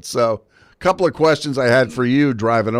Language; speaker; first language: English; native; English